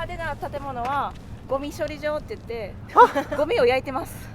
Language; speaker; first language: Japanese; native; Japanese